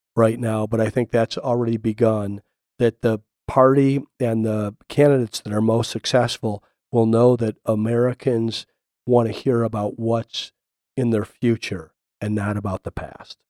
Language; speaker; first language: English; native; English